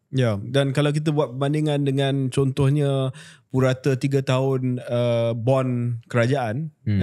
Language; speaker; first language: Malay; native; Malay